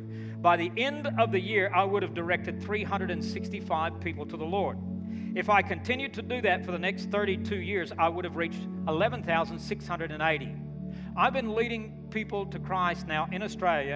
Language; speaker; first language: English; native; English